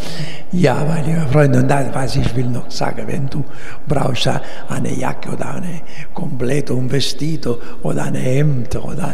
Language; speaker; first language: German; non-native, fluent; Italian